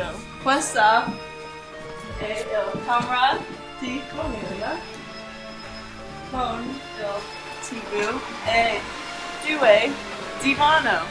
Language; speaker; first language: Italian; non-native, learner; English